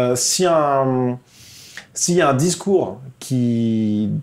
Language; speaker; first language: French; native; French